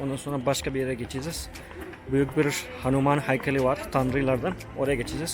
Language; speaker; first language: Turkish; non-native, fluent; Hindi